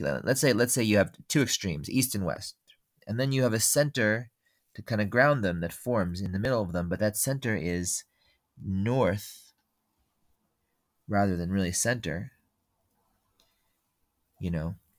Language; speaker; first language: English; native; English